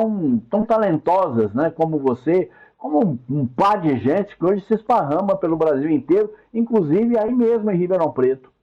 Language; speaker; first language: Portuguese; native; Portuguese